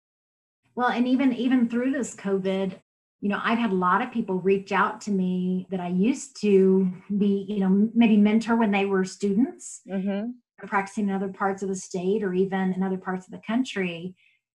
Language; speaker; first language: English; native; English